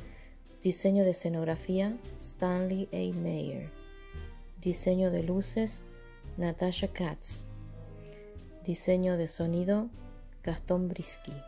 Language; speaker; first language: Spanish; native; Spanish